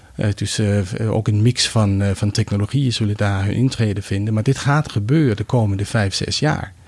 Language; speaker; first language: Dutch; non-native, fluent; Danish